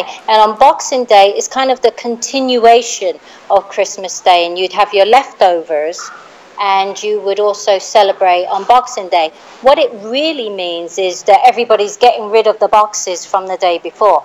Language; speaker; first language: English; native; English